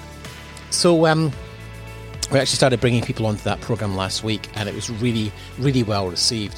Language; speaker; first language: English; native; English